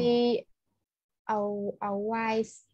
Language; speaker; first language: English; non-native, learner; Vietnamese